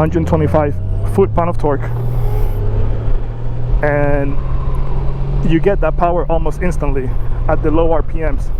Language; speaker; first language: English; native; English